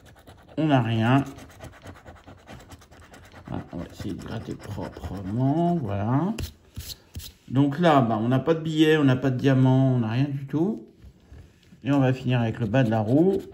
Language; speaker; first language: French; native; French